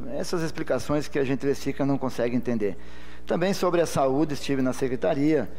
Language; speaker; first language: Portuguese; native; Portuguese